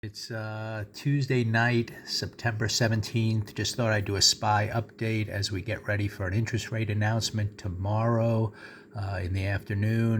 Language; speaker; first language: English; native; English